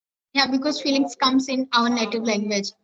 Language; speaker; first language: English; non-native, learner; Hindi